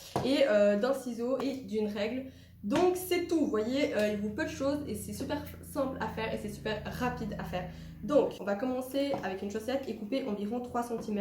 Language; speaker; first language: French; native; French